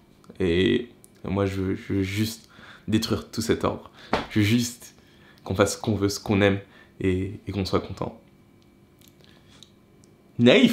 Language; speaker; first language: French; native; French